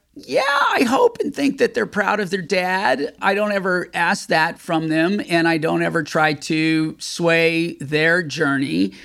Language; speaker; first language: English; native; English